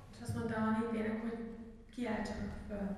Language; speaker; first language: Hungarian; native; Hungarian